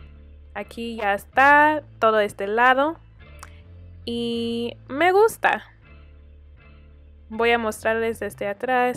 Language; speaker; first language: Spanish; early bilingual, heritage; Spanish